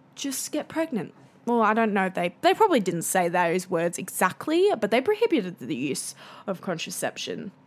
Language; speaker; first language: English; native; English